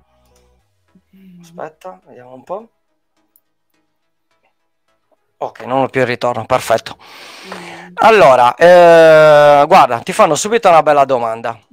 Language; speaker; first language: Italian; native; Italian